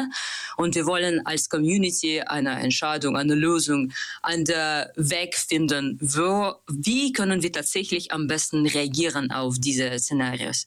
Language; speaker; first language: German; non-native, learner; Russian